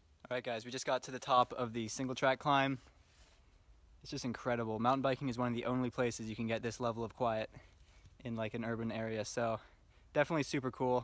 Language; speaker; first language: English; native; English